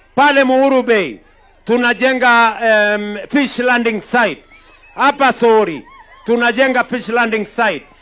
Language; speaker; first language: Swahili; non-native, local second language; Kalenjin